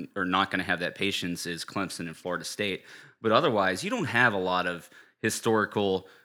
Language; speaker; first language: English; native; English